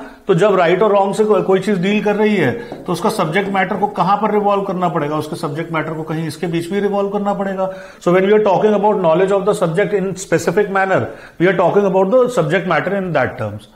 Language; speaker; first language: Hindi; native; Hindi